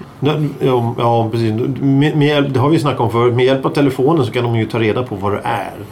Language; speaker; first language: Swedish; native; Swedish